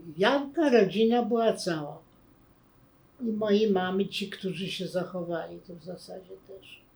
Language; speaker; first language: Polish; native; Polish